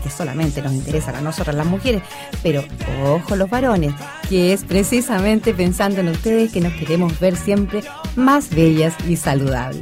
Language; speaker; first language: Spanish; native; Spanish